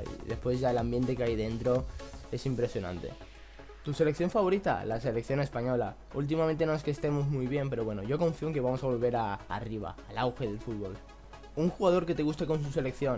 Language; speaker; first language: Spanish; native; Spanish